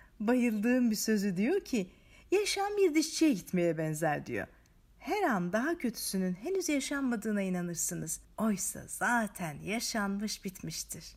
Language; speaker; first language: Turkish; native; Turkish